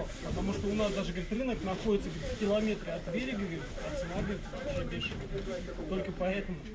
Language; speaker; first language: Russian; native; Russian